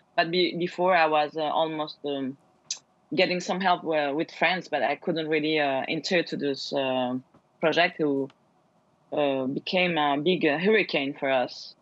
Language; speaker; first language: English; non-native, learner; Turkish